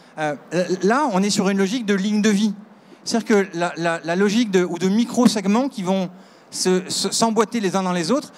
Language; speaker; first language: French; native; French